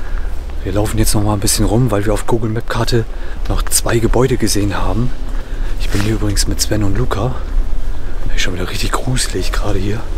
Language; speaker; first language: German; native; German